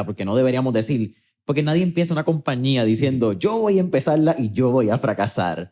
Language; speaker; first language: Spanish; native; Spanish